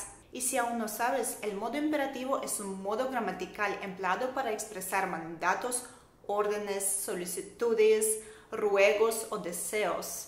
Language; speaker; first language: Spanish; non-native, fluent; Russian